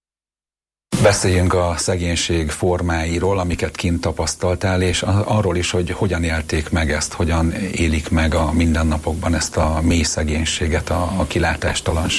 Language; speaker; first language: Hungarian; native; Hungarian